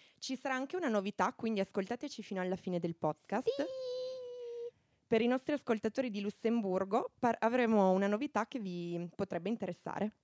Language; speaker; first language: Italian; native; Italian